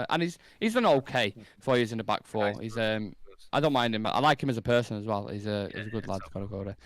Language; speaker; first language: English; native; English